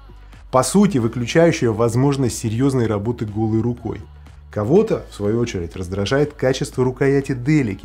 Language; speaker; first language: Russian; native; Russian